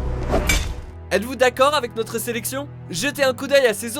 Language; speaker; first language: French; native; French